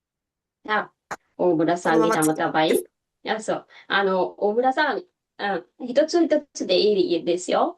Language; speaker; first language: Japanese; non-native, fluent; Sinhala